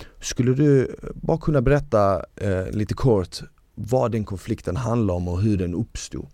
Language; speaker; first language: Swedish; early bilingual, other home language; Bosnian